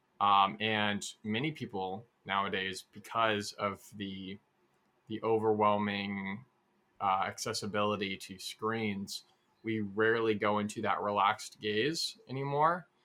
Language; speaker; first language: English; native; English